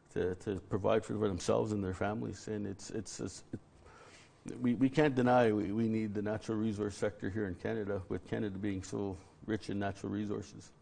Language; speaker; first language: English; native; English